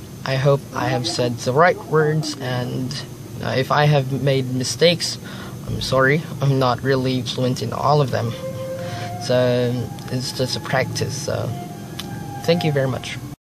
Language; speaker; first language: English; non-native, local second language; Filipino